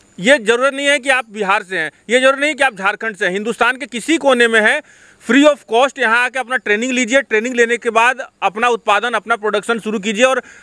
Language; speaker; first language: Hindi; native; Hindi